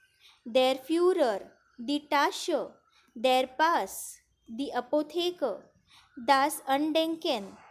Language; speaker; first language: German; non-native, fluent; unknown